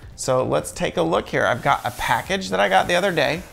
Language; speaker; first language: English; native; English